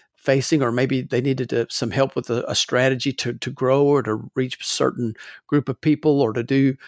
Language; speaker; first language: English; native; English